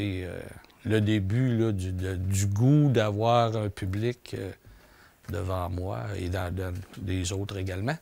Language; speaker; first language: French; native; French